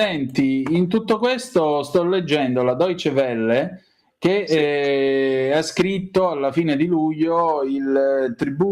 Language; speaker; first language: Italian; native; Italian